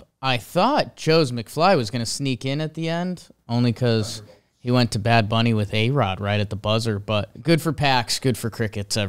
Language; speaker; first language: English; native; English